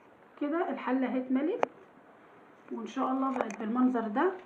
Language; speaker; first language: Arabic; native; Arabic